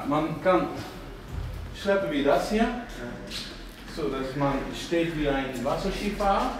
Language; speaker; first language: German; non-native, fluent; Dutch